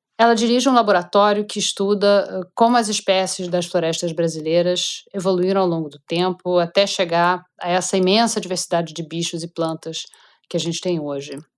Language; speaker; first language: Portuguese; native; Portuguese